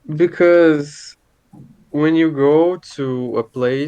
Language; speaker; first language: English; non-native, fluent; Portuguese